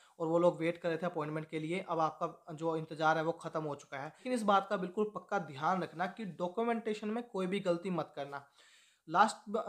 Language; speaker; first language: Hindi; native; Hindi